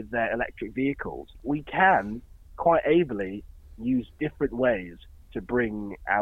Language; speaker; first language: English; native; English